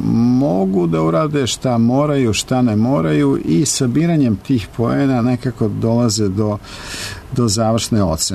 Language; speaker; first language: Serbian; native; Serbian